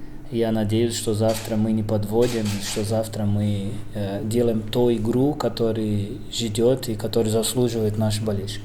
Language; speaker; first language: Russian; non-native, fluent; Portuguese